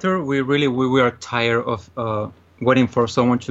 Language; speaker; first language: English; non-native, fluent; Spanish